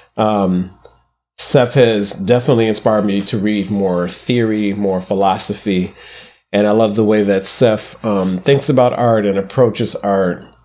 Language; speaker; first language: English; native; English